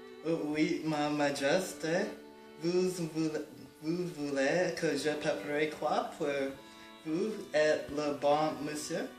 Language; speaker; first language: French; non-native, learner; English